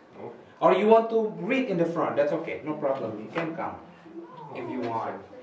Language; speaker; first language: English; non-native, fluent; Indonesian